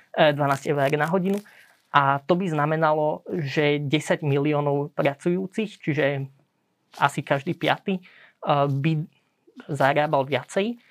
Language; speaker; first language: Slovak; early bilingual, heritage; Slovak